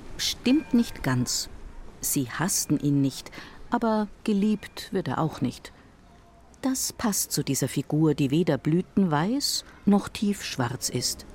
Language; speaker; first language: German; native; German